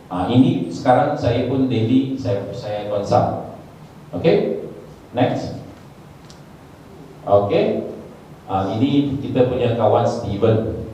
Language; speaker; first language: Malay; non-native, local second language; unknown